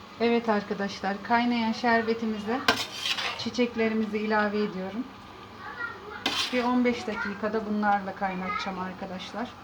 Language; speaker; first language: Turkish; native; Turkish